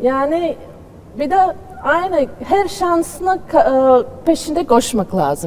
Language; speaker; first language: Turkish; non-native, learner; Latvian